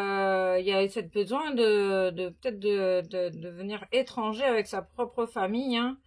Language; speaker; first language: French; native; French